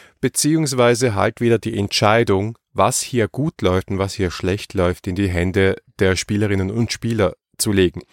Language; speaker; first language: German; native; German